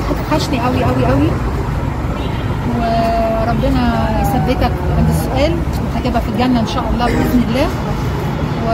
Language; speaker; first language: Arabic; native; Arabic